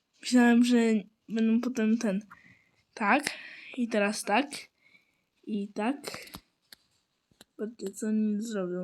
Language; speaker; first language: Polish; native; Polish